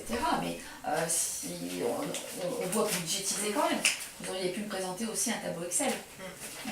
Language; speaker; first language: French; native; French